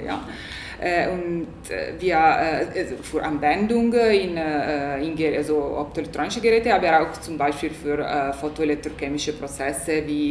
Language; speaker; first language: German; non-native, learner; Italian